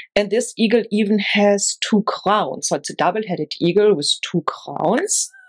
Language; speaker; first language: English; non-native, fluent; German